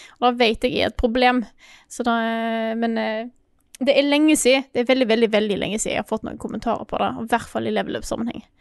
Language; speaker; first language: Norwegian; native; Norwegian